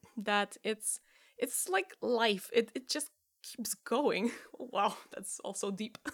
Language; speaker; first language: English; non-native, fluent; Polish